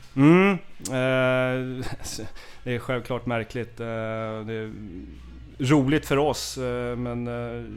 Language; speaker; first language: Swedish; native; Swedish